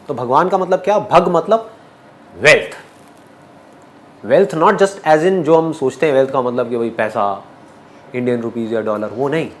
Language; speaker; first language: Hindi; native; Hindi